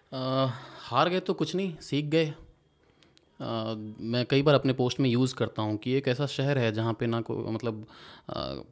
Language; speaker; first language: Hindi; native; Hindi